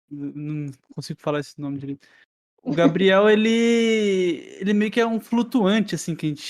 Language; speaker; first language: Portuguese; native; Portuguese